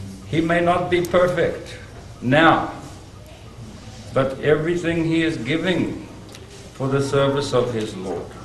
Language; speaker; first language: English; non-native, local second language; Bangla